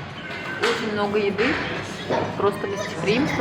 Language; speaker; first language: Russian; native; Russian